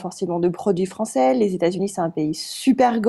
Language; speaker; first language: French; native; French